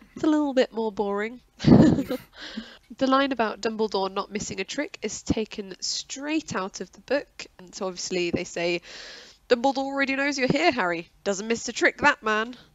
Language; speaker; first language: English; native; English